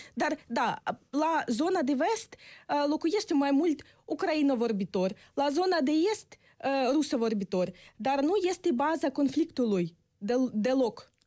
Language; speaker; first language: Romanian; non-native, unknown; Ukrainian